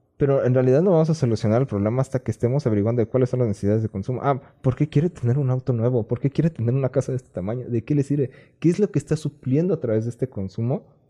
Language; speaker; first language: Spanish; native; Spanish